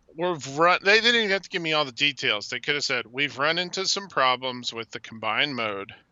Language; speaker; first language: English; native; English